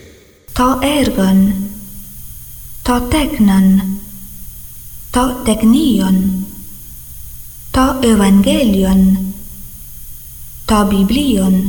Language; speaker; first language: Greek; non-native, fluent; Portuguese